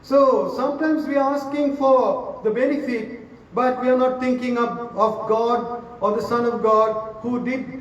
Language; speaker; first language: English; non-native, local second language; Sinhala